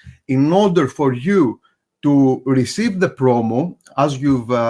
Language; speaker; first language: English; non-native, fluent; Greek